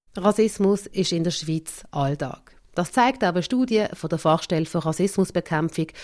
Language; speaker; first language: German; native; German